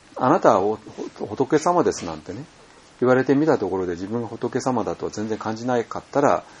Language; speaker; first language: Japanese; native; Japanese